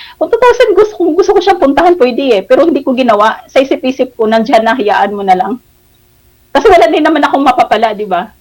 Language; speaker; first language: Filipino; non-native, local second language; Cebuano